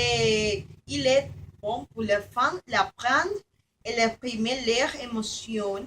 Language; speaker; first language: French; non-native, learner; Spanish